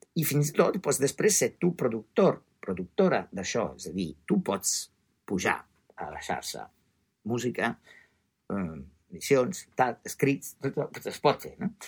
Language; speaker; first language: Catalan; non-native, fluent; Italian